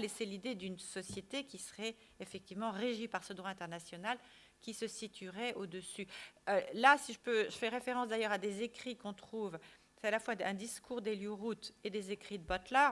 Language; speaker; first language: French; native; French